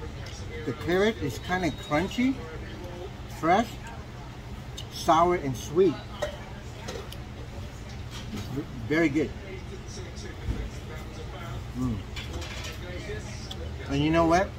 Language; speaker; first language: English; non-native, fluent; Vietnamese